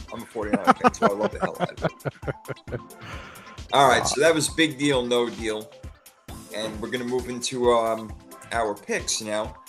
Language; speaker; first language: English; native; English